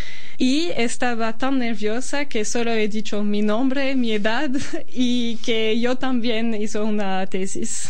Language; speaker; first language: Spanish; non-native, fluent; Albanian